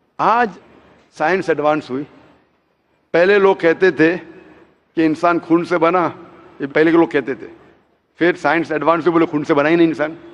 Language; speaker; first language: Hindi; non-native, local second language; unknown